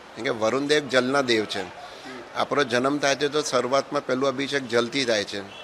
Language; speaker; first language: Gujarati; non-native, local second language; Sindhi